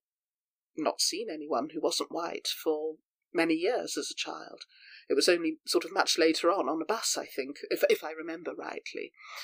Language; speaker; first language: English; native; English